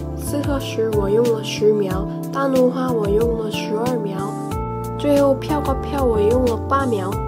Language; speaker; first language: Chinese; non-native, learner; Korean